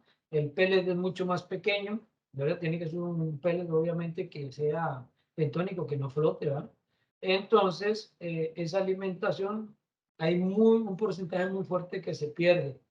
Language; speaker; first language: Spanish; native; Spanish